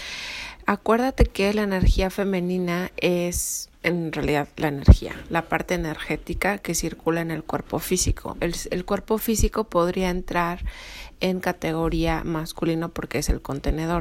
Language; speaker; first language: Spanish; native; Spanish